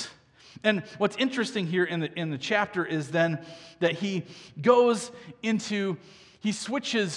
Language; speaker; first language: English; native; English